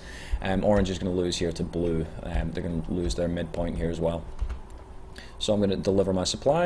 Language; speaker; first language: English; native; English